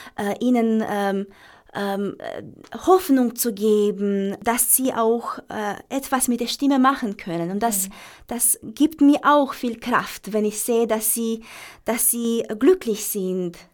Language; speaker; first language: German; non-native, fluent; Romanian